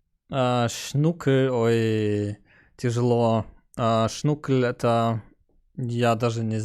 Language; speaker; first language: Russian; early bilingual, heritage; German